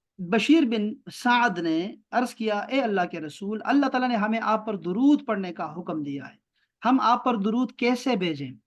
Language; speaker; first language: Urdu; non-native, local second language; Pashto